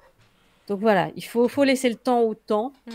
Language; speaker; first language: French; native; French